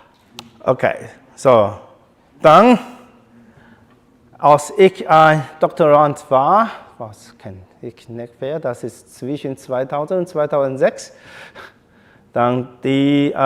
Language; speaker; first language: German; non-native, learner; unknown